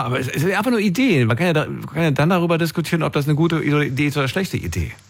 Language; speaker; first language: German; native; German